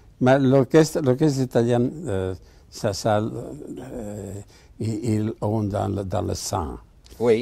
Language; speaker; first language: French; non-native, fluent; Italian